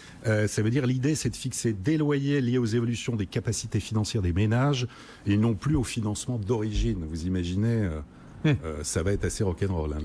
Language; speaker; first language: French; native; French